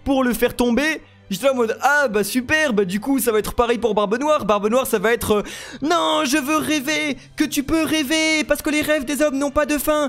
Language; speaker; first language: French; native; French